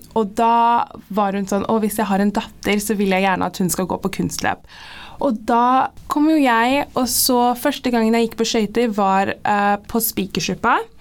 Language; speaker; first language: Norwegian; early bilingual, heritage; Norwegian